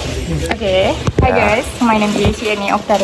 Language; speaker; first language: English; non-native, learner; Indonesian